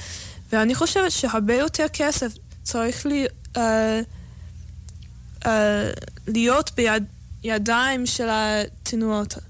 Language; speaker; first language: Hebrew; non-native, fluent; English